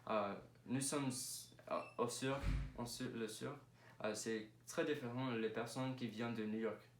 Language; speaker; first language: French; non-native, learner; English